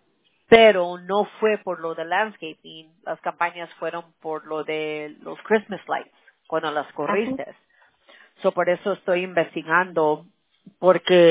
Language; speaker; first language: Spanish; early bilingual, heritage; Spanish